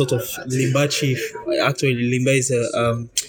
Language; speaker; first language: English; non-native, local second language; Krio